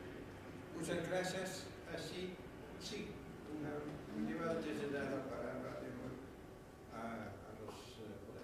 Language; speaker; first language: Spanish; non-native, fluent; French